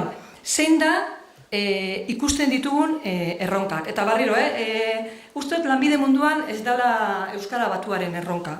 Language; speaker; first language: Basque; native; Basque